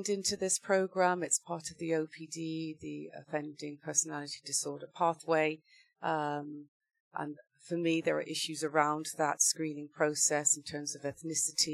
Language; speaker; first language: English; native; English